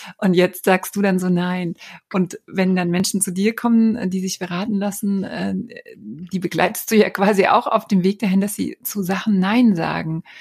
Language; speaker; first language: German; native; German